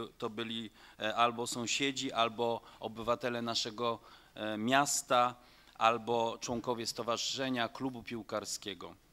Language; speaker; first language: Polish; non-native, fluent; Dutch